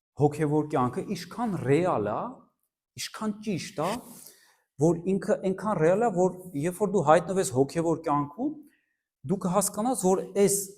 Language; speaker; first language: Armenian; early bilingual, heritage; Armenian